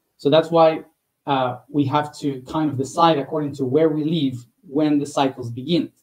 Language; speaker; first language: English; non-native, fluent; Spanish